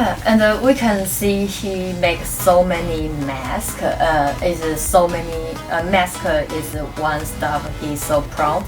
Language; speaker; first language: English; non-native, learner; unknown